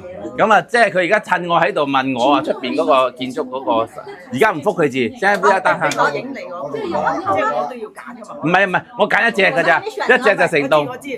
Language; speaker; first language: Cantonese; native; Cantonese